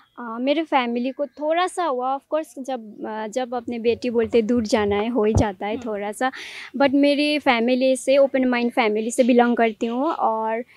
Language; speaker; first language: Hindi; non-native, local second language; Nepali